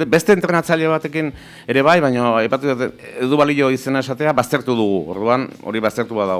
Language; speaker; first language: Basque; native; Basque